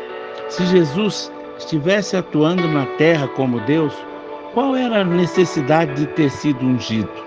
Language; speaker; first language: Portuguese; native; Portuguese